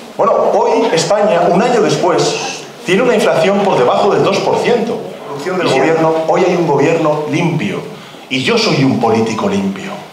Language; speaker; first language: Spanish; native; Spanish